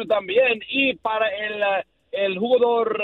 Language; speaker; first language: Spanish; non-native, learner; English